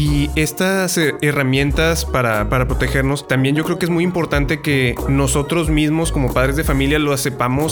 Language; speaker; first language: Spanish; native; Spanish